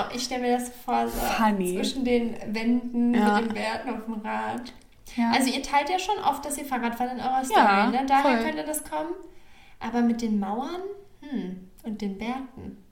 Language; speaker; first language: German; native; German